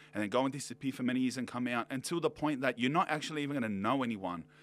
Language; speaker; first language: English; native; English